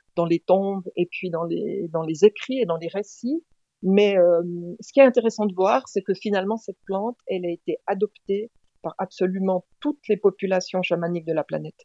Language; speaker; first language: French; native; French